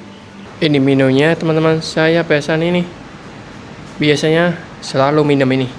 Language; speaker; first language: Indonesian; non-native, fluent; Vietnamese